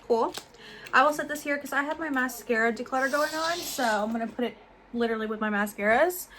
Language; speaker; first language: English; native; English